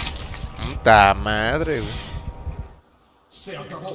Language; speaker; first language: Spanish; native; Spanish